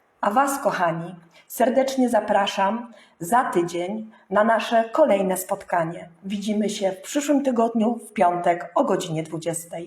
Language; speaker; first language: Polish; native; Polish